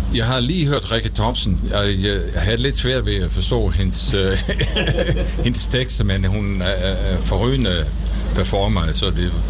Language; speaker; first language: Danish; non-native, fluent; Dutch